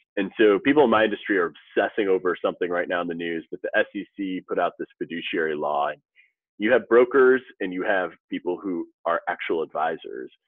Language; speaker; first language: English; native; English